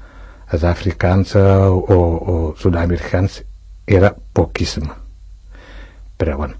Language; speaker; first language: Catalan; non-native, fluent; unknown